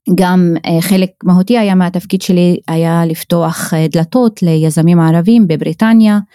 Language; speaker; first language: Hebrew; non-native, local second language; Arabic